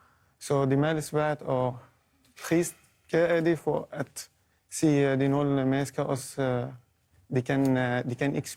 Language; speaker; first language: Danish; non-native, learner; Arabic